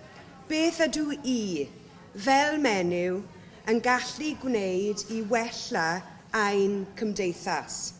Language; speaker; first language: Welsh; non-native, local second language; English